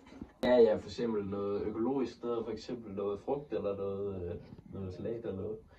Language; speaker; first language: Danish; native; Danish